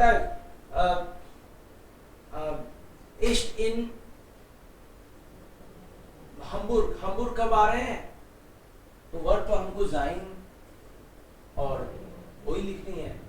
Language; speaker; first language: Hindi; native; Hindi